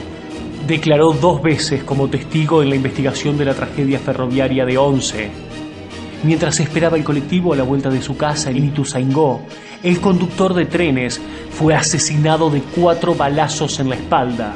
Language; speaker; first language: Spanish; native; Spanish